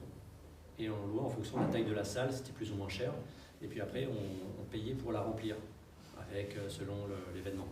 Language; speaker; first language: French; native; French